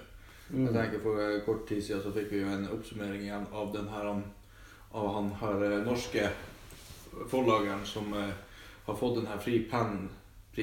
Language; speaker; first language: Norwegian; native; Norwegian